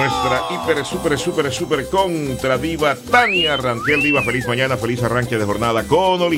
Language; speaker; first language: Spanish; native; Spanish